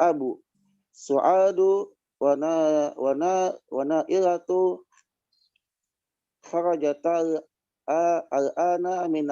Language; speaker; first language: Arabic; non-native, learner; Indonesian